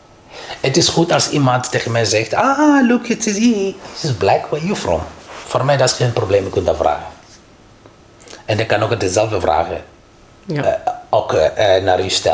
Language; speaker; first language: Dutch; non-native, learner; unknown